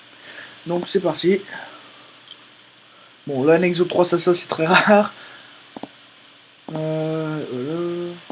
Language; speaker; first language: French; native; French